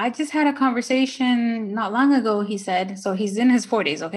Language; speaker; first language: English; early bilingual, other home language; Spanish